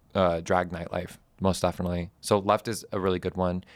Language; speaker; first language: English; native; English